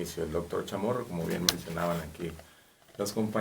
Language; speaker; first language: Spanish; native; Spanish